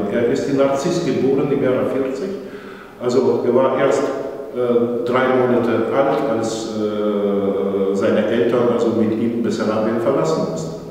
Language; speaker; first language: German; non-native, fluent; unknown